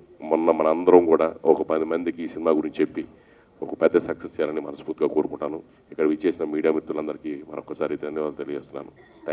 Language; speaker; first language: Telugu; native; Telugu